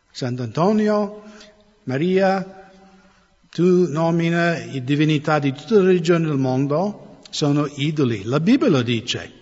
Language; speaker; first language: Italian; non-native, fluent; English